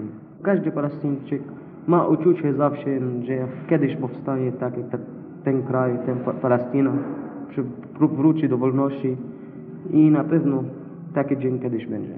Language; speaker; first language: Polish; non-native, learner; Arabic